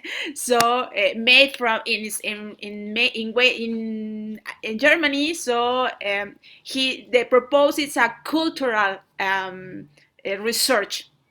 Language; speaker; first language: English; non-native, learner; Spanish